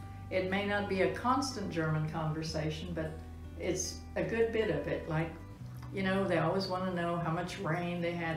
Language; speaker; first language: English; early bilingual, other home language; German